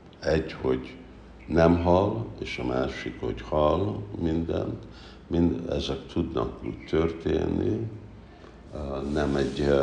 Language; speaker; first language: Hungarian; early bilingual, heritage; Hungarian